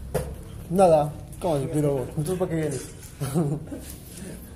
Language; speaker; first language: Spanish; native; Spanish